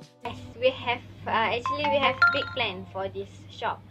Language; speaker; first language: English; non-native, learner; Malay